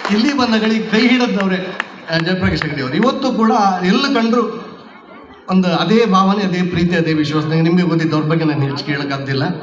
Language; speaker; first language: Kannada; native; Kannada